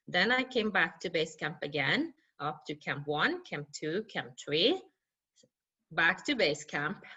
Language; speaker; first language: English; non-native, fluent; Norwegian